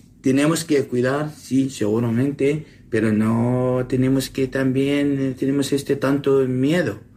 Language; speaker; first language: Spanish; non-native, learner; Assyrian Neo-Aramaic